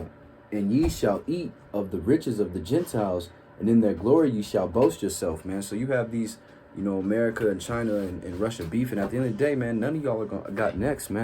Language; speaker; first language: English; native; English